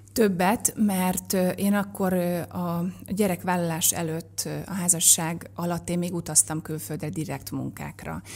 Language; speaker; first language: Hungarian; native; Hungarian